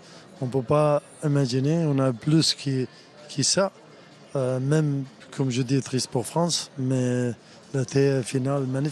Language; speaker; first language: French; non-native, learner; Arabic